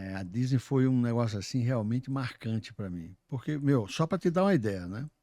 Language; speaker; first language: Portuguese; native; Portuguese